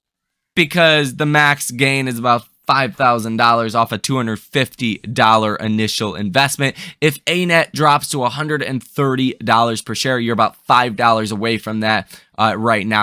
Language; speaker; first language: English; native; English